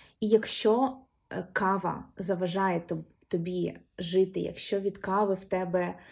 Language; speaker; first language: Ukrainian; non-native, local second language; Russian